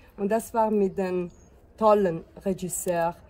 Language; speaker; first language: German; non-native, fluent; Italian